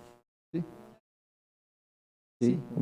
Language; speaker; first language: Spanish; non-native, learner; French